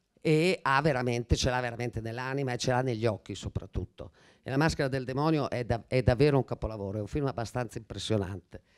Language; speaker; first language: Italian; native; Italian